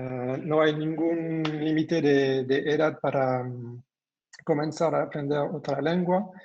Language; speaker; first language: Spanish; non-native, fluent; French